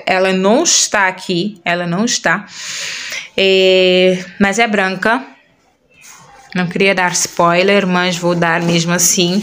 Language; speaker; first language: Portuguese; non-native, local second language; Kabuverdianu